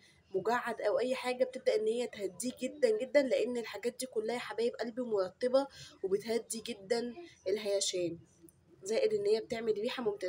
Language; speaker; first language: Arabic; native; Arabic